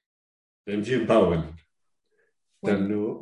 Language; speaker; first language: German; non-native, fluent; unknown